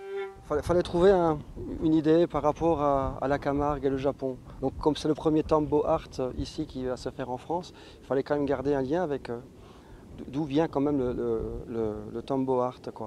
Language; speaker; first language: French; native; French